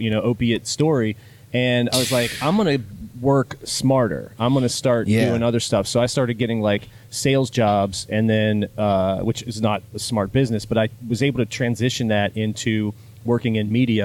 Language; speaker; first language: English; native; English